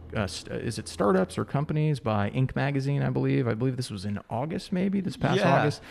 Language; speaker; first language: English; native; English